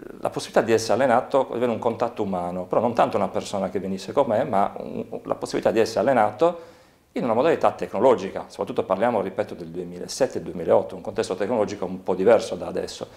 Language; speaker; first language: Italian; native; Italian